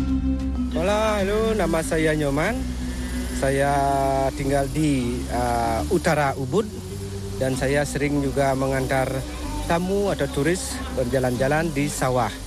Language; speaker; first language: Indonesian; non-native, local second language; Balinese